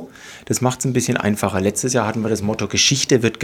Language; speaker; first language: German; native; German